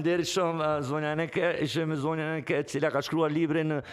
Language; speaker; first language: Albanian; native; Albanian